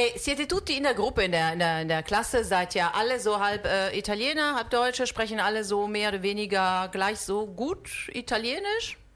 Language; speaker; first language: German; non-native, fluent; Italian